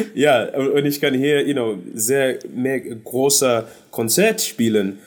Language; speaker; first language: German; non-native, fluent; English